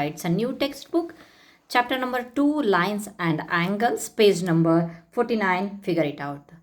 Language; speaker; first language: English; non-native, local second language; Kannada